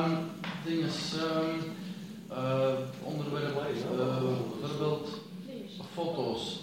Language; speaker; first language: Russian; non-native, learner; Dutch